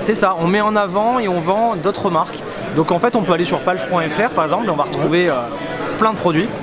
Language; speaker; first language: French; native; French